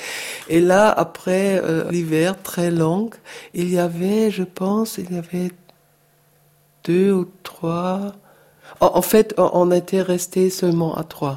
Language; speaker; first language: French; non-native, fluent; German